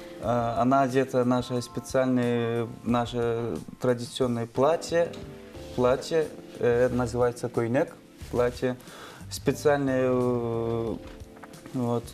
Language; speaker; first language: Russian; non-native, fluent; Turkmen